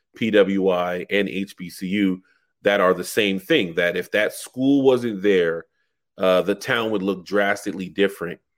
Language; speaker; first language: English; native; English